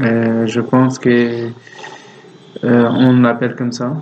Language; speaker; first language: French; non-native, learner; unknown